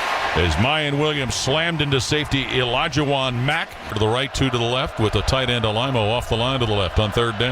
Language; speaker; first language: English; native; English